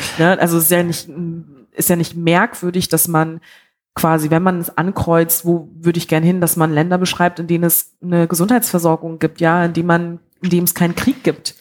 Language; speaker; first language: German; early bilingual, other home language; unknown